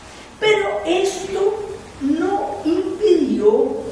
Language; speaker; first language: Spanish; non-native, fluent; Portuguese